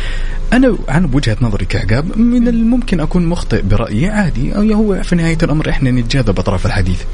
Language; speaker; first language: Arabic; native; Arabic